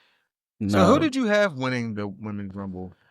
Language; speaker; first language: English; native; English